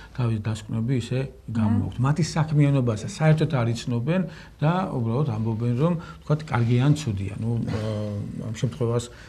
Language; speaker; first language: Georgian; native; Georgian